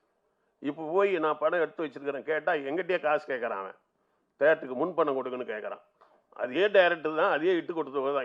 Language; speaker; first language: Tamil; native; Tamil